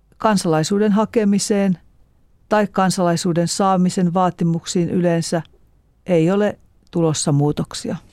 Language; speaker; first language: Finnish; native; Finnish